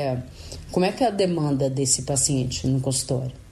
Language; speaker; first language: Portuguese; native; Portuguese